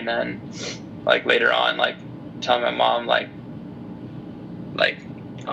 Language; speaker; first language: English; native; English